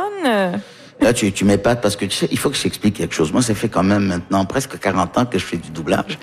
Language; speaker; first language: French; early bilingual, other home language; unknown